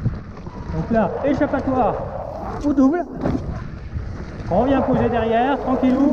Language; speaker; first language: French; native; French